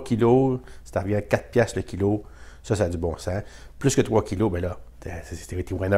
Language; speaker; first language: French; native; French